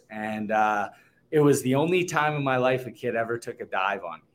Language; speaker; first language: English; native; English